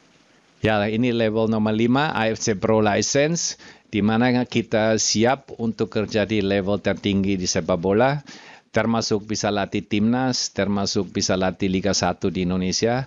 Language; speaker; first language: Indonesian; non-native, fluent; German